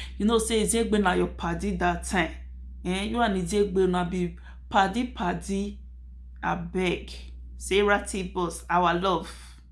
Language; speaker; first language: Nigerian Pidgin; native; Nigerian Pidgin